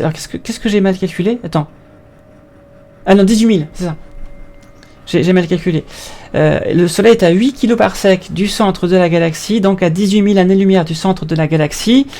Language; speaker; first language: French; native; French